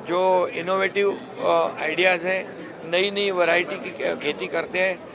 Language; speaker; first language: Hindi; non-native, local second language; Marathi